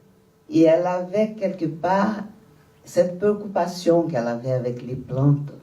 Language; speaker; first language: French; non-native, fluent; Portuguese